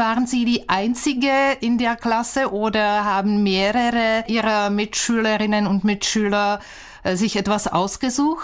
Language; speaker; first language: German; non-native, fluent; Czech